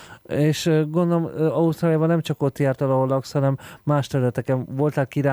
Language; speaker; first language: Hungarian; native; Hungarian